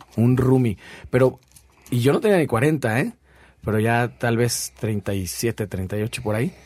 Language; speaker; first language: Spanish; native; Spanish